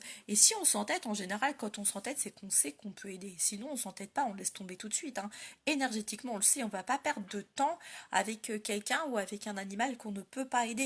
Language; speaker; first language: French; native; French